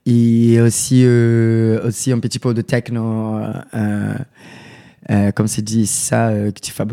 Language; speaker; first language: French; non-native, fluent; Portuguese